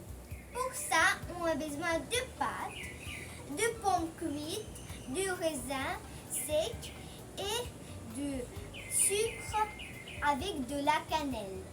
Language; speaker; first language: French; early bilingual, heritage; French